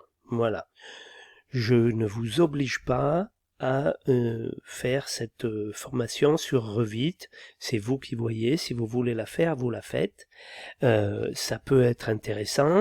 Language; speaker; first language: French; native; French